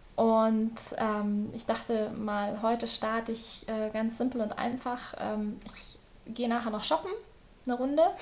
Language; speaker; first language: German; native; German